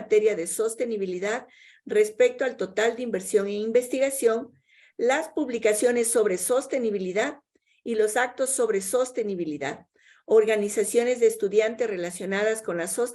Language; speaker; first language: Spanish; native; Spanish